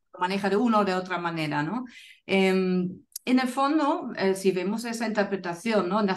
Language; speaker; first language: Spanish; non-native, fluent; German